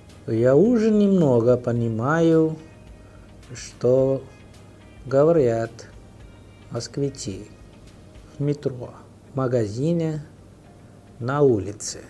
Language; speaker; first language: Russian; non-native, fluent; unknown